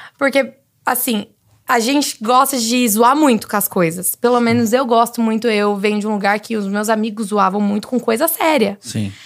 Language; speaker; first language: Portuguese; native; Portuguese